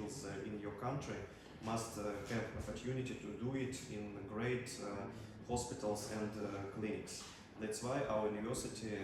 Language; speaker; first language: English; non-native, learner; Russian